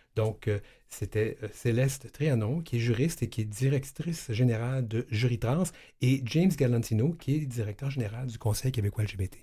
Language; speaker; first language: French; native; French